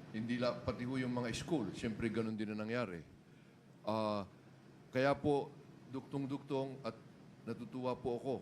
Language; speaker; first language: Filipino; native; Filipino